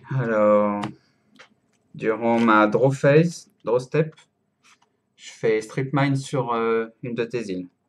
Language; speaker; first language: French; native; French